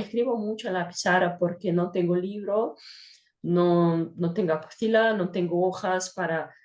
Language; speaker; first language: Spanish; non-native, fluent; Portuguese